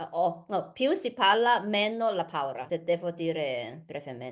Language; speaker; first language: Italian; non-native, learner; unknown